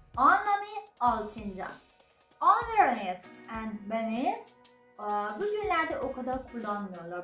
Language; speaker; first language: Turkish; non-native, learner; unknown